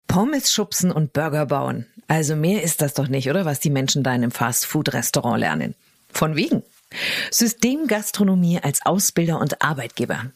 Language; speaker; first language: German; native; German